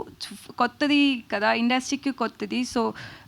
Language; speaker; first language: Telugu; non-native, learner; Tamil